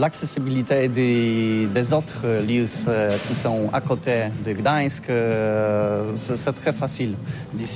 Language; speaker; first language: French; non-native, learner; Polish